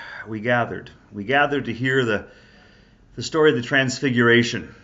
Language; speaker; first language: English; native; English